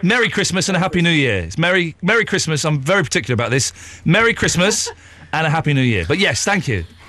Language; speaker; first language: English; native; English